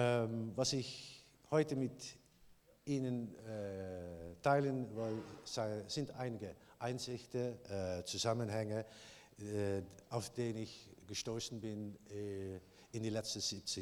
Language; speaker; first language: German; non-native, learner; Dutch